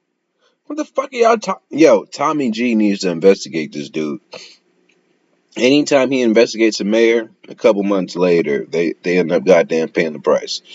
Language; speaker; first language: English; native; English